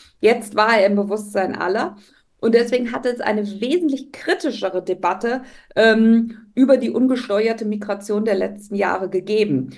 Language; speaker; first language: German; native; German